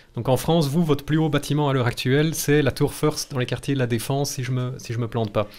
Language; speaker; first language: French; native; French